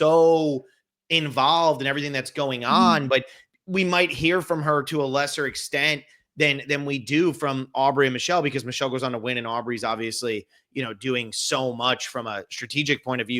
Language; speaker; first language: English; native; English